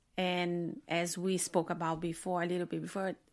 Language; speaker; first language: English; non-native, fluent; Portuguese